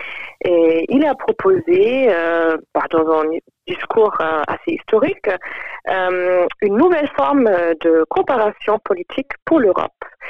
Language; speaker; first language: French; non-native, fluent; German